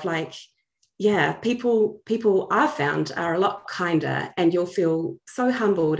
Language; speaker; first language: English; native; English